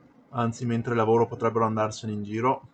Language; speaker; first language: Italian; native; Italian